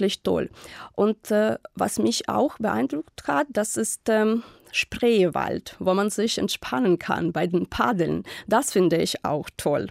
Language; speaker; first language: German; non-native, fluent; Ukrainian